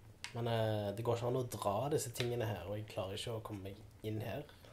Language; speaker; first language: Norwegian; native; Norwegian